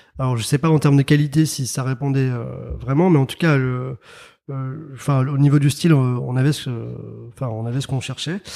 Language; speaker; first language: French; early bilingual, other home language; Arabic